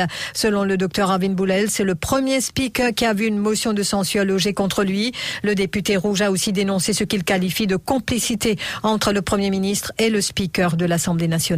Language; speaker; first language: French; non-native, local second language; Morisyen